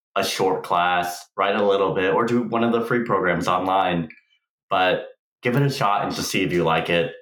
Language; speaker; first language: English; native; English